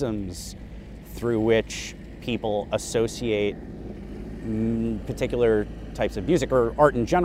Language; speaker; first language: English; native; English